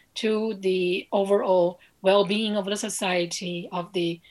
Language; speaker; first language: English; non-native, fluent; Chinese